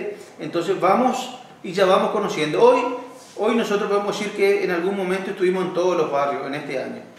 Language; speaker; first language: Spanish; native; Spanish